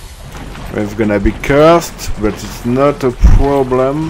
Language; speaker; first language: English; non-native, learner; French